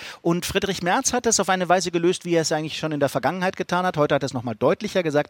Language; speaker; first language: German; native; German